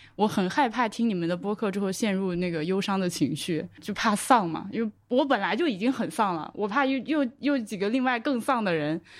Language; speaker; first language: Chinese; native; Chinese